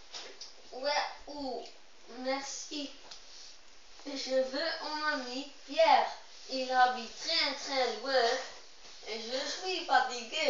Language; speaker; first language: French; non-native, learner; Dutch